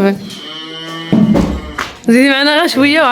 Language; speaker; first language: Arabic; native; Arabic